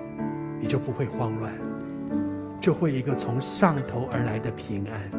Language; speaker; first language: Chinese; native; Chinese